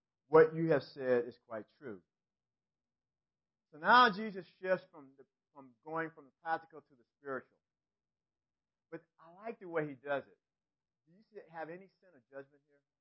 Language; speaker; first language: English; native; English